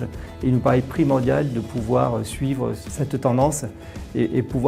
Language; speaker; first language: French; native; French